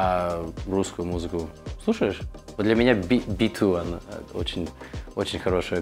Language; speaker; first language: Russian; early bilingual, heritage; Russian